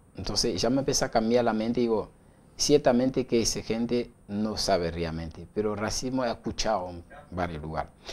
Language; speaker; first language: Spanish; non-native, learner; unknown